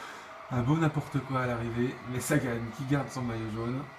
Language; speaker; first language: French; native; French